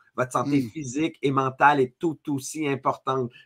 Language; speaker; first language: French; native; French